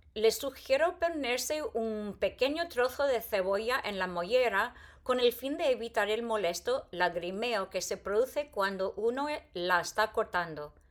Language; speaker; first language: Spanish; non-native, fluent; English